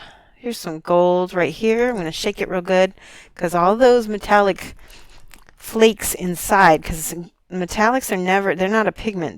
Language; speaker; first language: English; native; English